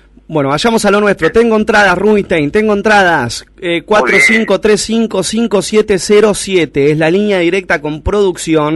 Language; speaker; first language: Spanish; native; Spanish